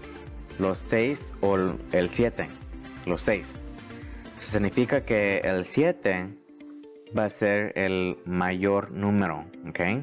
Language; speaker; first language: Spanish; early bilingual, heritage; Spanish